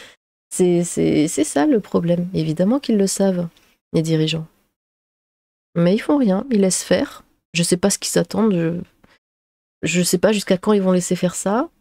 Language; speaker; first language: French; native; French